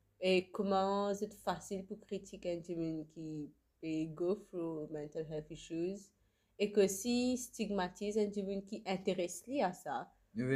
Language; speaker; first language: French; non-native, local second language; Morisyen